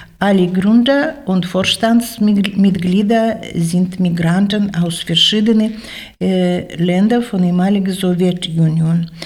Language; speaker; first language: German; non-native, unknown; Russian